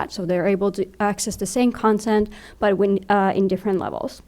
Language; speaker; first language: English; non-native, fluent; Finnish